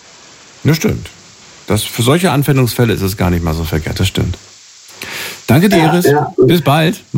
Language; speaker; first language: German; native; German